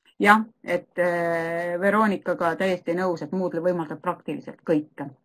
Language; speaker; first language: Estonian; native; Estonian